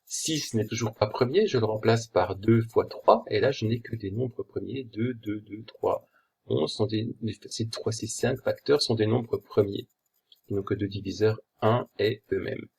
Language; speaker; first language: French; native; French